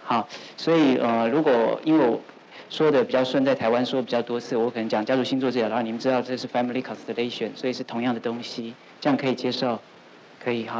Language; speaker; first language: Chinese; native; Chinese